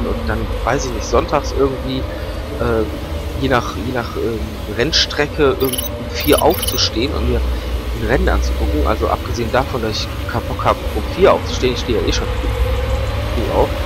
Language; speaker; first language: German; native; German